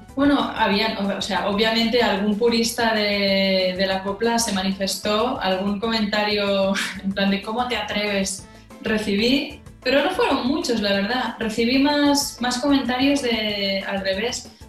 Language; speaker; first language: Spanish; native; Spanish